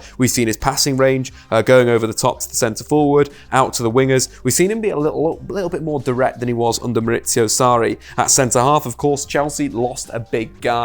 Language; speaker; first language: English; native; English